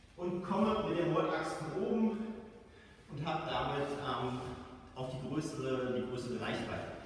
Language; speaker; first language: German; native; German